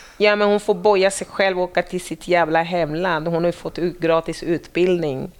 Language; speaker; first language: Swedish; non-native, fluent; French